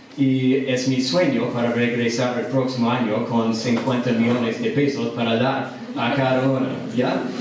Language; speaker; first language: Spanish; non-native, learner; English